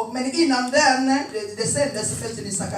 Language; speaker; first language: Swedish; non-native, fluent; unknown